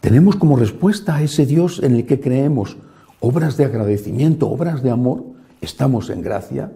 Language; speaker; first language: Spanish; native; Spanish